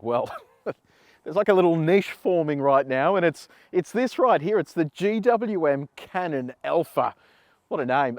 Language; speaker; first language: English; native; English